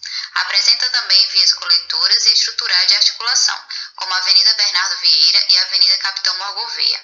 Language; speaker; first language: Portuguese; native; Portuguese